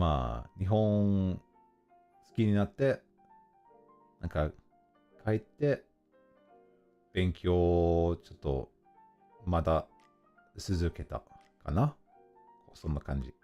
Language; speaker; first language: Japanese; non-native, learner; English